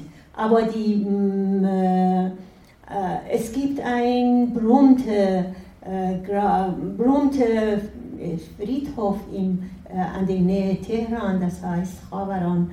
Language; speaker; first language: German; non-native, fluent; Persian